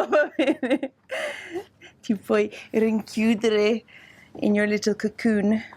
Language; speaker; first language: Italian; non-native, fluent; English